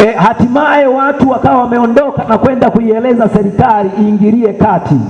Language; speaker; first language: Swahili; native; Swahili